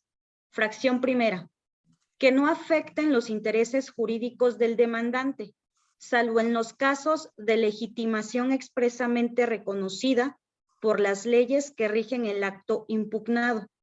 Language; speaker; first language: Spanish; native; Spanish